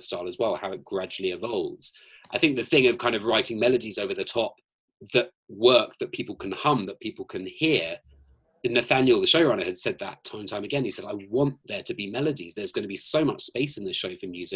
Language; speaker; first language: English; native; English